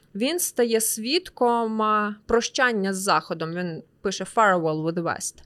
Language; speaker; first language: Ukrainian; native; Ukrainian